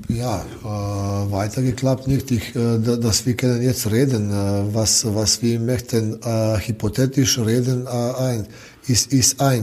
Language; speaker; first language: German; non-native, learner; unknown